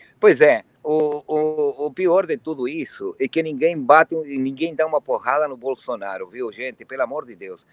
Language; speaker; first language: Portuguese; non-native, fluent; Spanish